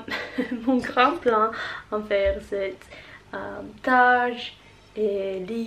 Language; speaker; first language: French; non-native, learner; Norwegian